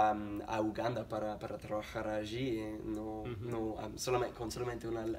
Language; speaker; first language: Spanish; non-native, learner; English